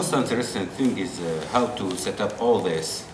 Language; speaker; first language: English; non-native, fluent; Arabic